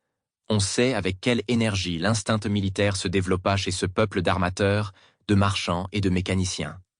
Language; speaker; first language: French; native; French